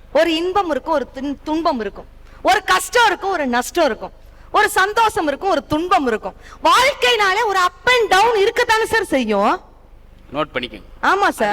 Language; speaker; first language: Tamil; native; Tamil